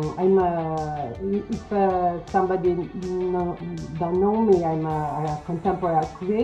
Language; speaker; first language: English; non-native, learner; Italian